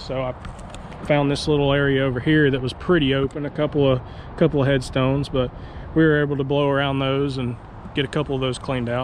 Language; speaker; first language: English; native; English